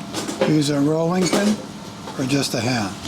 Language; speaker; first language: English; native; English